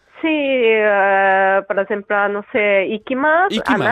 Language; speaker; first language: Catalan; non-native, learner; Japanese